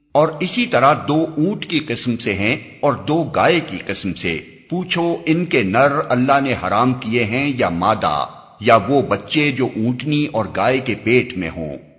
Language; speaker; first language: Urdu; native; Urdu